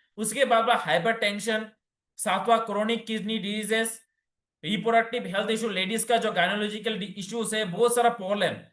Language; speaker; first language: Hindi; non-native, local second language; Bangla